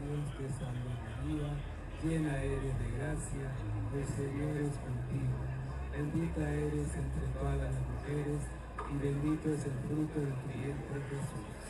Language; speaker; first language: Spanish; native; Spanish